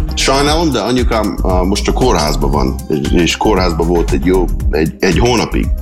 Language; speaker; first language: Hungarian; early bilingual, heritage; Hungarian